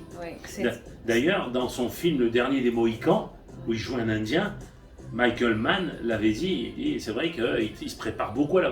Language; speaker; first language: French; native; French